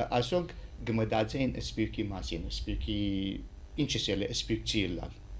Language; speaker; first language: Armenian; early bilingual, heritage; Armenian